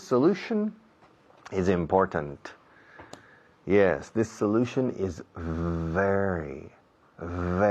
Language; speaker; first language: English; non-native, fluent; Spanish